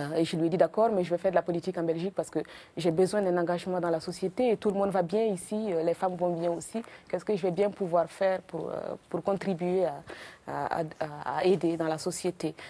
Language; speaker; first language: French; non-native, local second language; Mossi